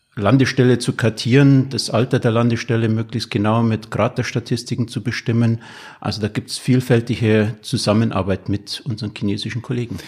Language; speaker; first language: German; native; German